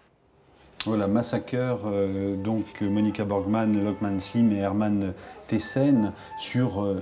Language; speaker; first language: French; native; French